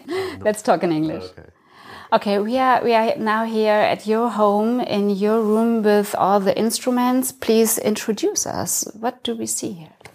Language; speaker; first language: English; non-native, fluent; German